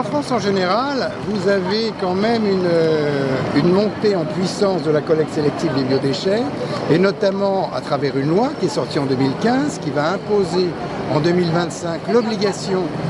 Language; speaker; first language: French; native; French